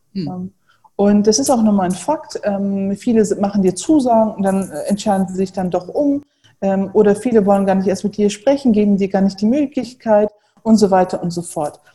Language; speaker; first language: German; early bilingual, other home language; Turkish